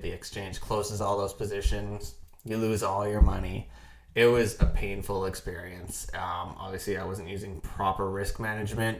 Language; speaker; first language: English; native; English